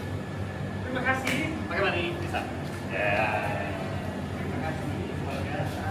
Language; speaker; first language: Indonesian; non-native, fluent; English